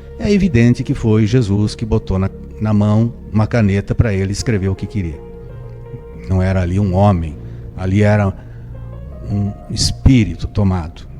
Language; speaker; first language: Portuguese; native; Portuguese